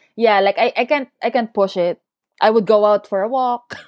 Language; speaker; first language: English; non-native, local second language; Filipino